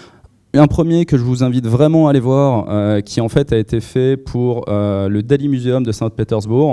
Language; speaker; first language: French; native; French